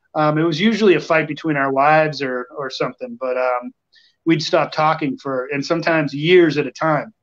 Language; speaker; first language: English; native; English